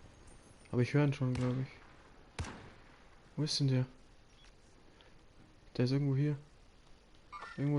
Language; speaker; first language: German; native; German